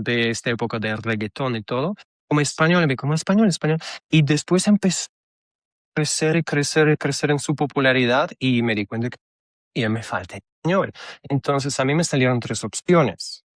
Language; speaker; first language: Spanish; non-native, fluent; Russian